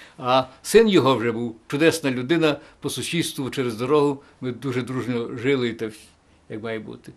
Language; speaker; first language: Ukrainian; native; Ukrainian